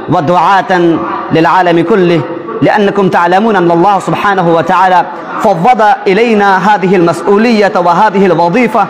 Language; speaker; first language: Arabic; non-native, fluent; Urdu